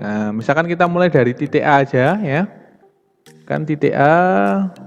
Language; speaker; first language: Indonesian; native; Indonesian